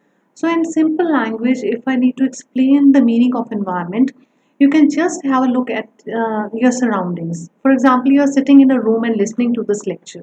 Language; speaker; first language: English; non-native, local second language; Punjabi